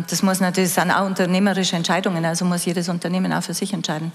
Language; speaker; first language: German; native; German